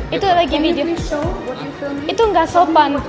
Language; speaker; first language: Indonesian; non-native, fluent; German